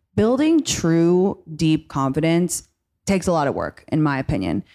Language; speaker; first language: English; native; English